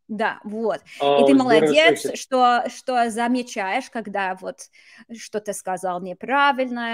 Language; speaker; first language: Russian; non-native, fluent; English